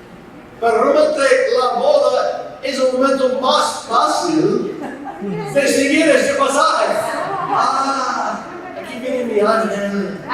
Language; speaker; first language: Spanish; non-native, fluent; English